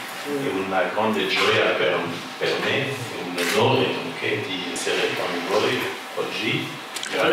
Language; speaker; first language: Italian; non-native, fluent; French